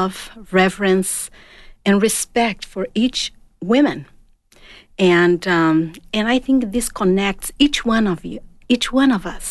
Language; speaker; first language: English; non-native, fluent; Portuguese